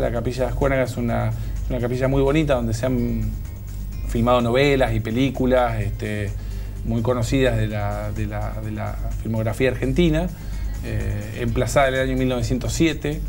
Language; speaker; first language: Spanish; native; Spanish